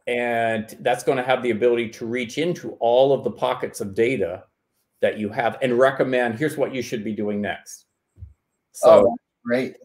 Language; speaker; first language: English; native; English